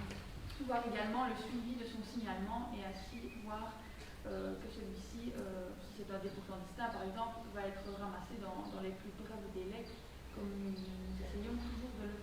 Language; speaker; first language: French; native; French